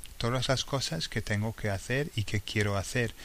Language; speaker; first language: Spanish; non-native, fluent; English